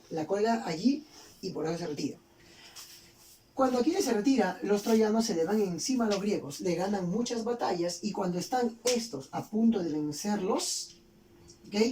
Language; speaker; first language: Spanish; native; Spanish